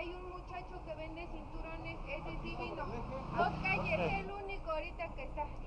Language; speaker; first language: Spanish; native; Spanish